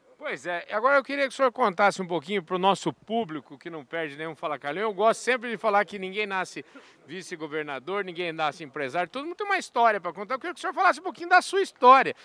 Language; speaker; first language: Portuguese; native; Portuguese